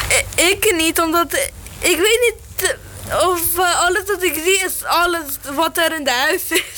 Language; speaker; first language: Dutch; early bilingual, other home language; Polish